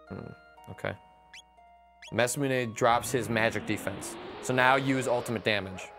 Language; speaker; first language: English; native; English